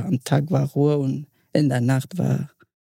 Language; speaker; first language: German; non-native, learner; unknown